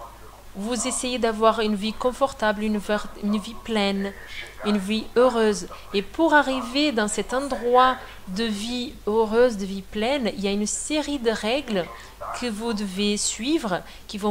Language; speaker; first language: French; non-native, fluent; Portuguese